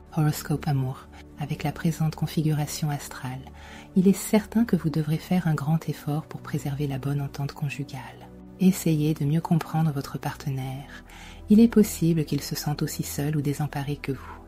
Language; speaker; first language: French; native; French